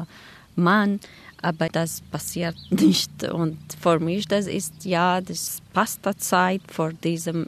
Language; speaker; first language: German; non-native, learner; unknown